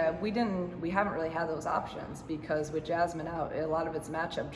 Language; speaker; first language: English; native; English